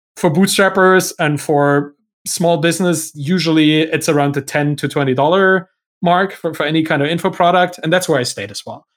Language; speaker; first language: English; non-native, fluent; German